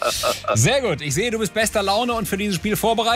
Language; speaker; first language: German; native; German